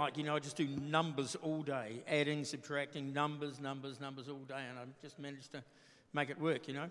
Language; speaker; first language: English; native; English